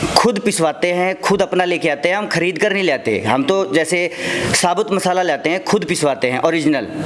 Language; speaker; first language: Hindi; native; Hindi